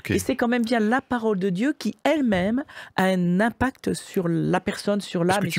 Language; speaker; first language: French; native; French